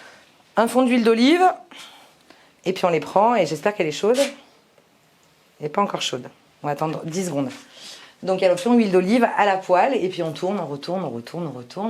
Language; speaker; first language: French; native; French